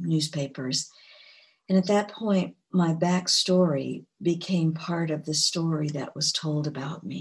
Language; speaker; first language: English; native; English